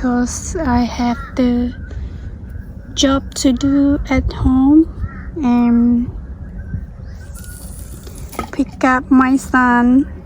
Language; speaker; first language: English; non-native, learner; Hmong